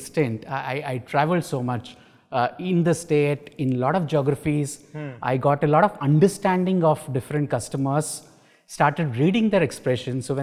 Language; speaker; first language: English; non-native, local second language; Marathi